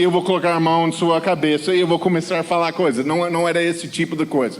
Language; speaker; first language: Portuguese; non-native, fluent; English